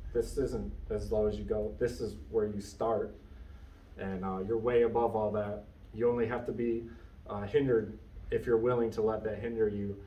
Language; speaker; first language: English; native; English